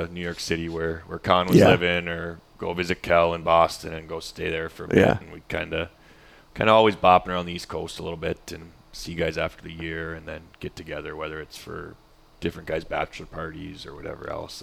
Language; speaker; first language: English; native; English